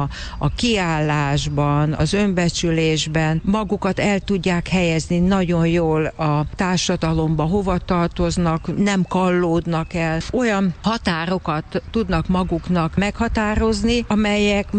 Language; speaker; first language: Hungarian; native; Hungarian